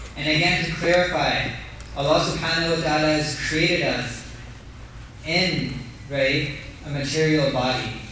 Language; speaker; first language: English; native; English